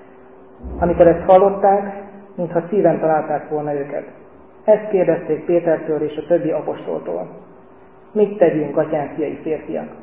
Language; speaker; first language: Hungarian; native; Hungarian